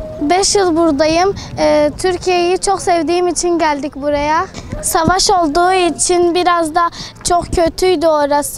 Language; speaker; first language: Turkish; early bilingual, other home language; Arabic